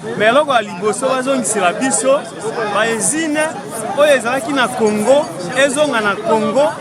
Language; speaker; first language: Lingala; native; Lingala